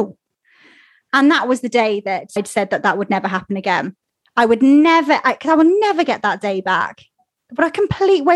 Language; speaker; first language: English; native; English